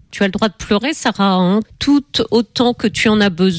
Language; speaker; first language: French; native; French